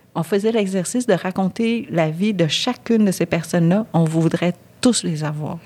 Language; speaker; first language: French; early bilingual, other home language; Vietnamese